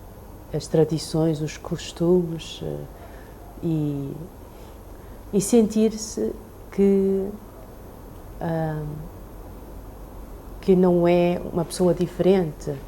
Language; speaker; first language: Portuguese; early bilingual, other home language; Chinese